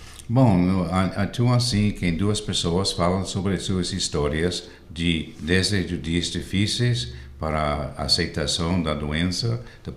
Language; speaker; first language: Portuguese; non-native, fluent; English